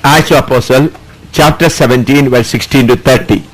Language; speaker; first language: English; non-native, local second language; Malayalam